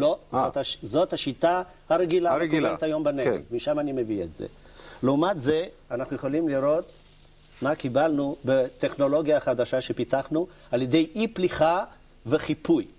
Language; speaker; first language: Hebrew; native; Hebrew